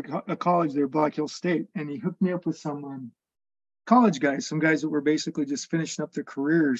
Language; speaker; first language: English; native; English